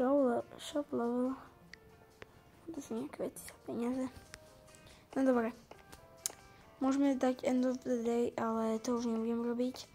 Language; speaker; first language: Slovak; native; Slovak